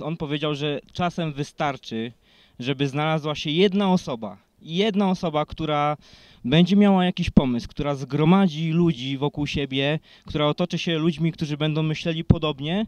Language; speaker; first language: Polish; native; Polish